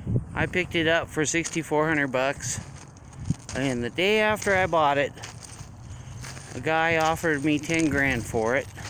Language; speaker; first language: English; native; English